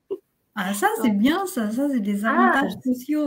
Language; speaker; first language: French; non-native, fluent; Vietnamese